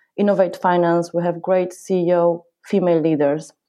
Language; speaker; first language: English; non-native, fluent; Polish